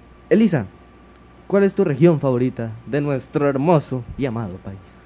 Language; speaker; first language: Spanish; native; Spanish